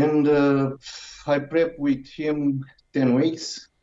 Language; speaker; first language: English; non-native, learner; Romanian